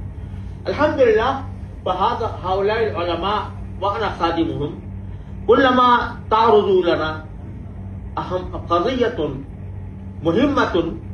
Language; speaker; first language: Arabic; non-native, fluent; Urdu